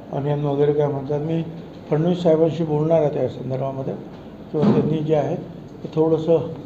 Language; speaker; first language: Marathi; native; Marathi